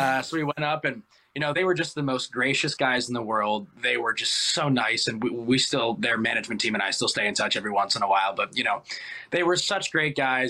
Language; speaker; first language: English; native; English